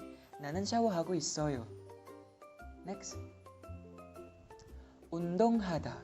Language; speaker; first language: Korean; non-native, fluent; Indonesian